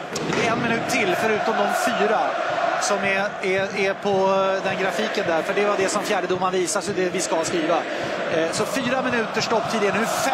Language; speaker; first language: Swedish; native; Swedish